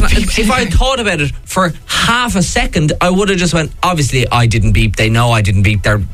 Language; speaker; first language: English; native; English